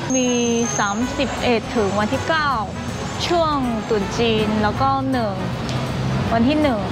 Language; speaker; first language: Thai; non-native, fluent; Chinese